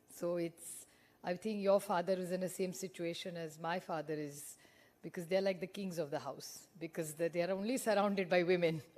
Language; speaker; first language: English; non-native, local second language; Marathi